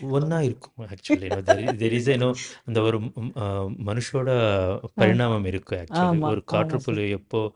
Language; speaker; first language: Tamil; non-native, learner; Telugu